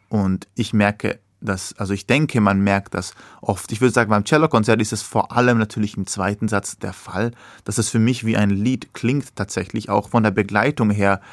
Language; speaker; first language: German; early bilingual, other home language; Persian